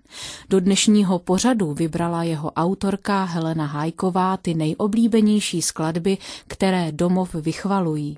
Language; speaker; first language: Czech; native; Czech